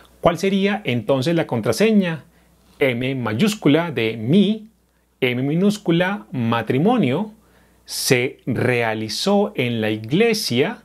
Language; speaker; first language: Spanish; native; Spanish